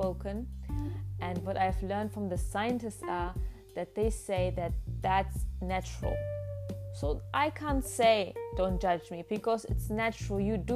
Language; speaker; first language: English; non-native, fluent; German